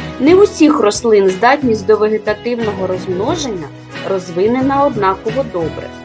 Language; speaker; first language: Ukrainian; native; Ukrainian